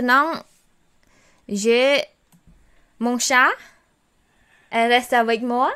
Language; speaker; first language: French; non-native, learner; Khmer